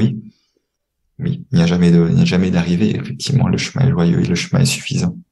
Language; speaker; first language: French; native; French